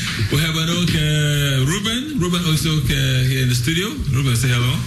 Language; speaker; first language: Dutch; non-native, learner; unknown